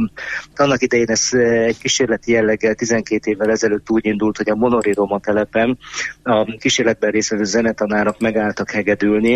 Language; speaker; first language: Hungarian; native; Hungarian